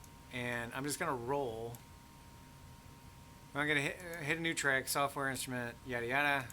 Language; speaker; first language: English; native; English